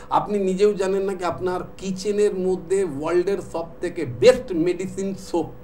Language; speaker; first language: Bangla; non-native, local second language; Hindi